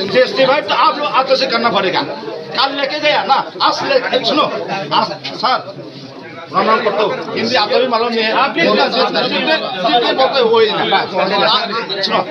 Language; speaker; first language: Hindi; non-native, local second language; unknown